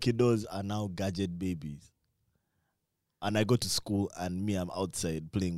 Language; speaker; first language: English; non-native, local second language; Ganda